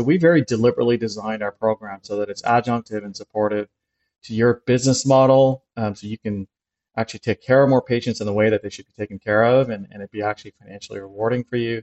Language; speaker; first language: English; native; English